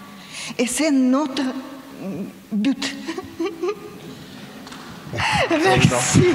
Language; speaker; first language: French; non-native, learner; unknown